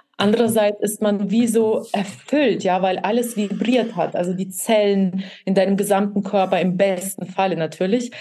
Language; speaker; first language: German; early bilingual, other home language; Russian